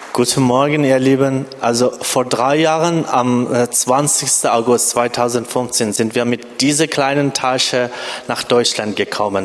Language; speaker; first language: German; non-native, fluent; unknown